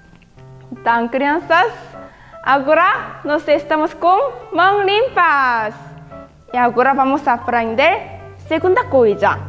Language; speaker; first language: Portuguese; non-native, fluent; Korean